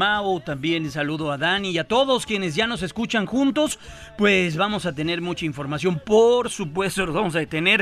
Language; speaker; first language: Spanish; native; Spanish